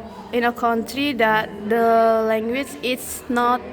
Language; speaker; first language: English; non-native, learner; Indonesian